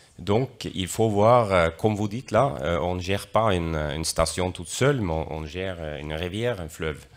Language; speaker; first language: French; non-native, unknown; Norwegian